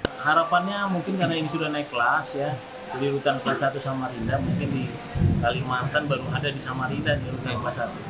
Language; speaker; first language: Indonesian; native; Indonesian